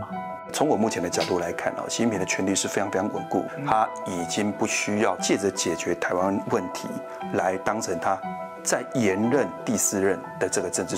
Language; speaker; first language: Chinese; native; Chinese